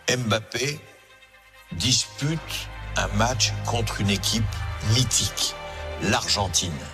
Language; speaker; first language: French; native; French